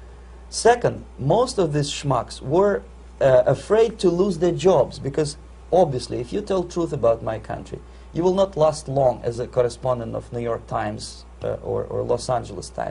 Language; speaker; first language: English; non-native, fluent; Russian